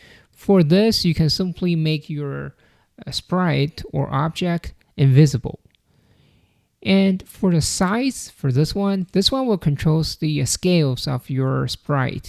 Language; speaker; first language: English; non-native, fluent; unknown